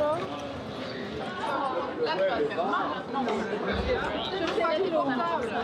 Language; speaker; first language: French; native; French